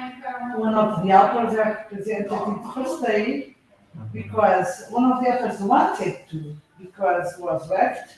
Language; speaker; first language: English; non-native, fluent; Portuguese